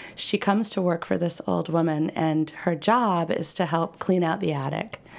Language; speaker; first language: English; native; English